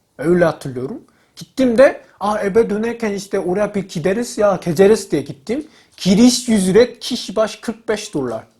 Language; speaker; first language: Turkish; non-native, learner; Korean